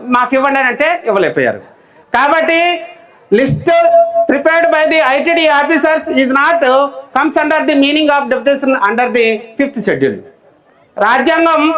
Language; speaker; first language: Telugu; non-native, local second language; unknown